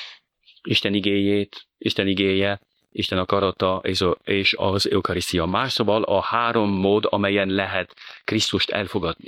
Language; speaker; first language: Hungarian; non-native, fluent; French